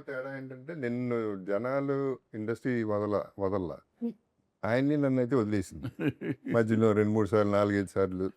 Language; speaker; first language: Telugu; native; Telugu